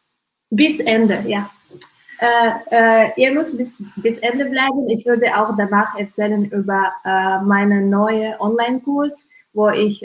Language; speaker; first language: German; non-native, learner; Russian